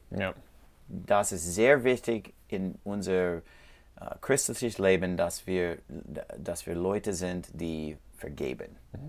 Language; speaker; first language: German; non-native, learner; English